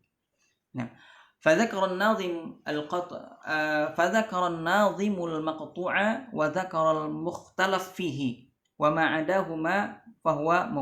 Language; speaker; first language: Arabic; non-native, fluent; Indonesian